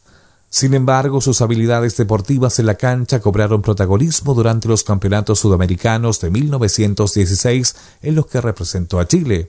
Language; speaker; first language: Spanish; native; Spanish